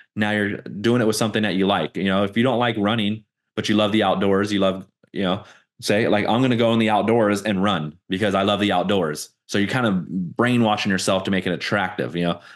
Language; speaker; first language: English; native; English